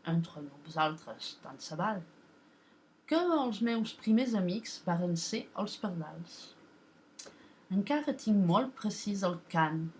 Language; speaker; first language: Catalan; non-native, local second language; French